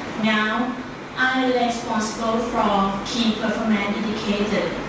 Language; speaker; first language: English; non-native, learner; Thai